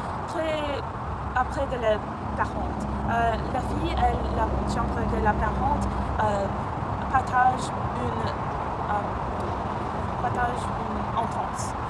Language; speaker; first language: French; non-native, learner; English